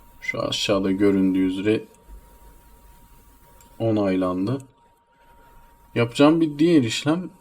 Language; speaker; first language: Turkish; native; Turkish